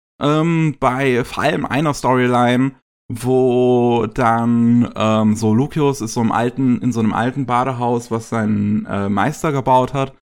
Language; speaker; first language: German; native; German